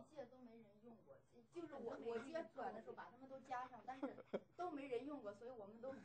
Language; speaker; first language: Chinese; native; Chinese